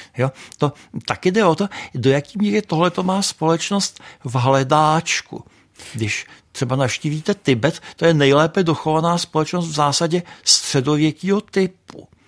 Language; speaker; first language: Czech; native; Czech